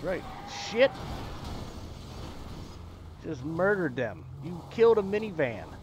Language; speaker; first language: English; native; English